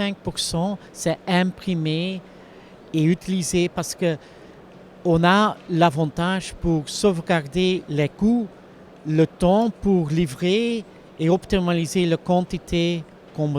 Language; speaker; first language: French; non-native, local second language; Dutch